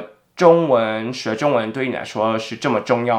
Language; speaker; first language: Chinese; non-native, fluent; English